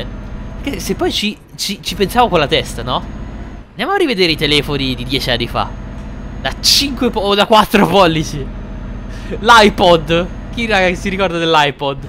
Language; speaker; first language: Italian; native; Italian